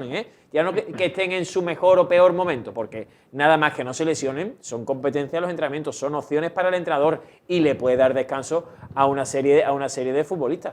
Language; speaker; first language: Spanish; native; Spanish